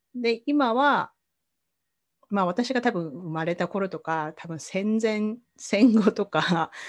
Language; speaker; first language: Japanese; native; Japanese